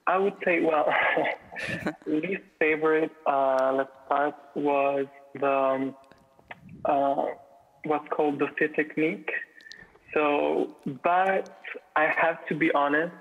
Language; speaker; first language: English; non-native, fluent; Italian